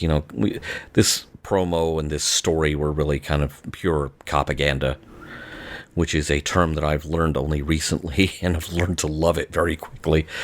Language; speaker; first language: English; native; English